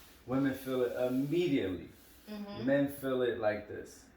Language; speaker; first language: English; native; English